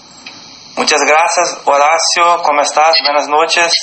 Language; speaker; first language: Spanish; non-native, learner; Portuguese